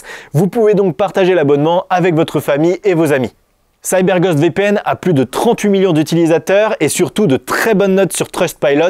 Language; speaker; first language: French; native; French